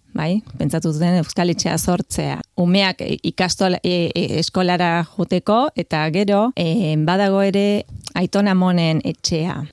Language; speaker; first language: Basque; non-native, fluent; Spanish